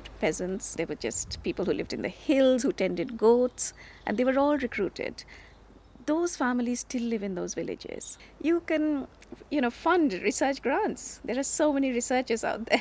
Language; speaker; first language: English; non-native, local second language; Bangla